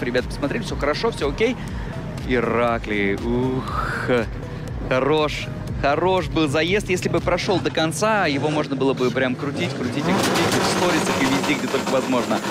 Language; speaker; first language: Russian; native; Russian